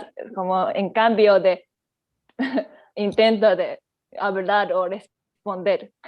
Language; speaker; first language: Spanish; non-native, learner; Japanese